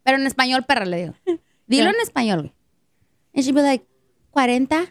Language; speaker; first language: Spanish; early bilingual, heritage; Spanish